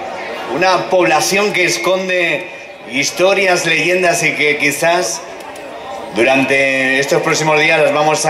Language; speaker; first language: Spanish; native; Spanish